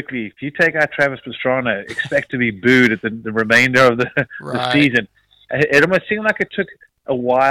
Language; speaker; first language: English; native; English